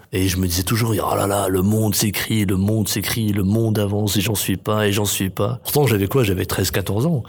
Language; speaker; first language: French; native; French